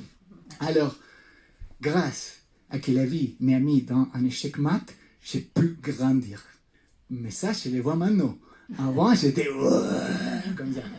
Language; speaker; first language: French; non-native, fluent; Spanish